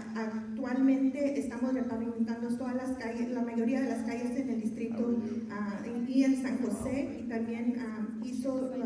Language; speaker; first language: Spanish; early bilingual, other home language; English